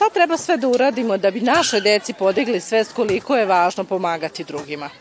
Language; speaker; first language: Serbian; native; Serbian